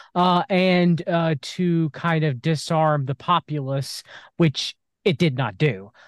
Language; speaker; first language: English; native; English